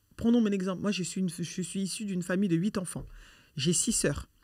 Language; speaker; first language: French; native; French